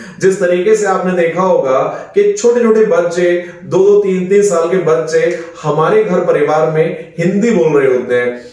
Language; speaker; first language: Hindi; native; Hindi